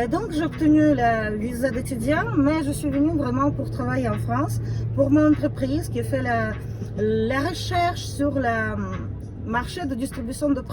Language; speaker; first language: French; non-native, fluent; Russian